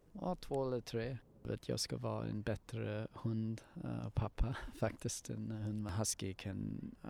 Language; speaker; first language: Swedish; non-native, learner; English